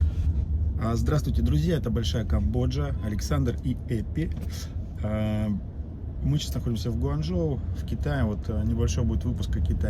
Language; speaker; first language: Russian; native; Russian